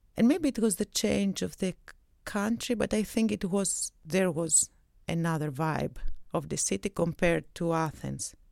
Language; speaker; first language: English; non-native, fluent; Greek